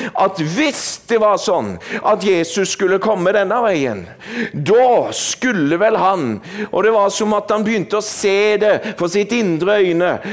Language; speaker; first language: Norwegian; native; Norwegian